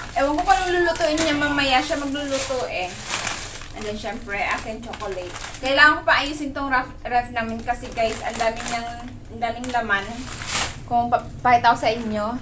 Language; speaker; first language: Filipino; native; Filipino